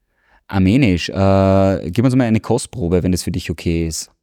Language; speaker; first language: German; native; German